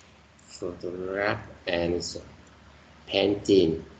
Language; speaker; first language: English; non-native, learner; Vietnamese